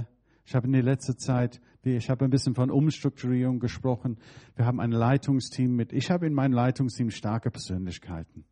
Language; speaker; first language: German; non-native, fluent; English